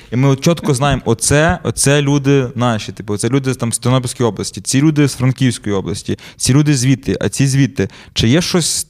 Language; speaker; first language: Ukrainian; native; Ukrainian